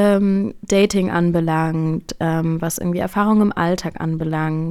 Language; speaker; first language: German; native; German